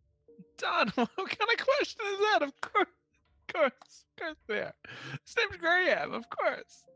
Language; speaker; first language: English; native; English